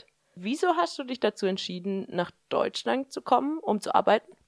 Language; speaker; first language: German; native; German